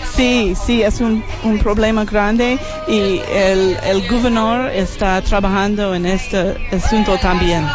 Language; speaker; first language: Spanish; non-native, learner; English